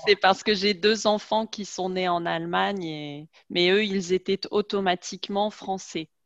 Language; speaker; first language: French; native; French